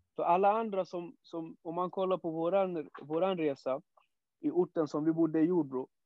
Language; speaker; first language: Swedish; early bilingual, other home language; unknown